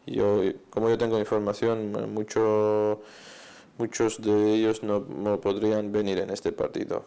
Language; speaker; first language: Spanish; non-native, fluent; Georgian